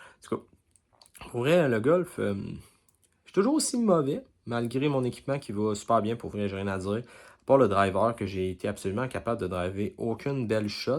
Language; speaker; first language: French; native; French